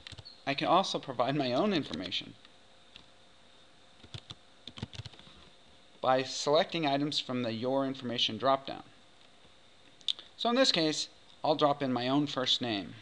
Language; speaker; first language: English; native; English